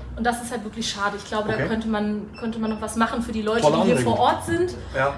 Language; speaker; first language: German; native; German